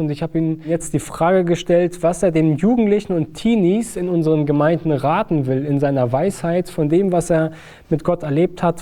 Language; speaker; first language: German; native; German